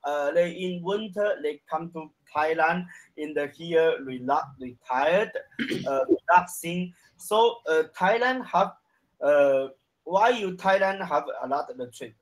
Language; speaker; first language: English; non-native, learner; Chinese